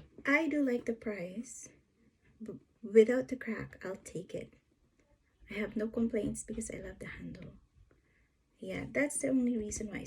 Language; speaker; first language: English; non-native, fluent; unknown